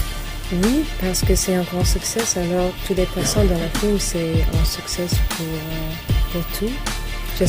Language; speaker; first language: French; non-native, learner; English